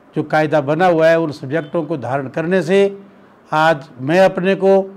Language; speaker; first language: Hindi; native; Hindi